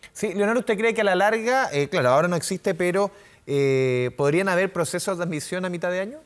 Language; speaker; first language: Spanish; native; Spanish